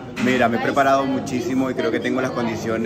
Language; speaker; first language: Spanish; native; Spanish